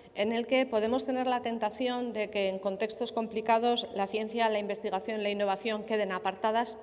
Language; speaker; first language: Spanish; non-native, local second language; Basque